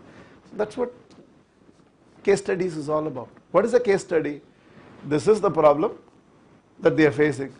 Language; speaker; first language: English; non-native, local second language; Tamil